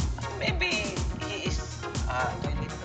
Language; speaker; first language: English; non-native, learner; Filipino